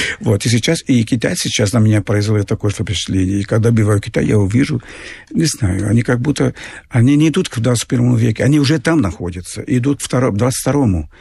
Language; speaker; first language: Russian; non-native, fluent; Portuguese